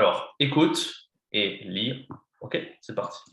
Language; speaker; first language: French; non-native, fluent; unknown